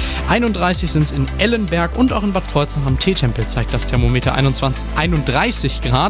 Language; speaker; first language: German; native; German